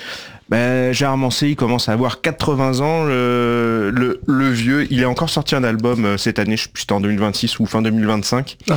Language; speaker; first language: French; native; French